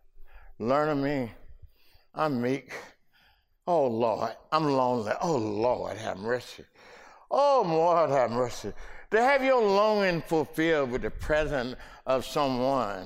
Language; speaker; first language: English; early bilingual, other home language; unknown